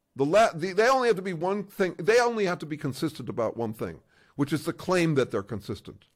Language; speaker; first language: English; native; English